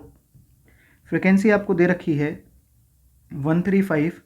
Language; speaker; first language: Hindi; native; Hindi